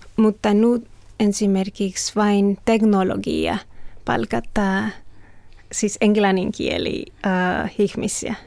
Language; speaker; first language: Finnish; non-native, learner; Spanish